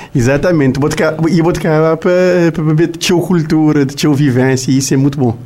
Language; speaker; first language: Portuguese; non-native, local second language; Kabuverdianu